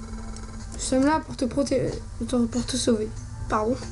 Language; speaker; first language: French; native; French